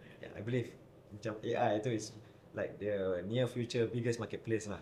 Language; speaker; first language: English; non-native, local second language; Malay